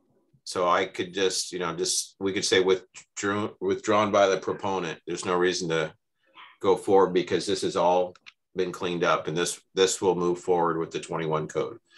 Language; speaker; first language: English; native; English